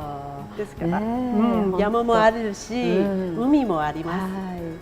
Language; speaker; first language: Japanese; non-native, fluent; Chinese